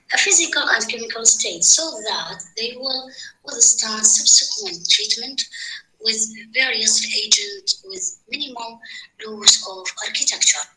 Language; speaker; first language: English; non-native, fluent; Arabic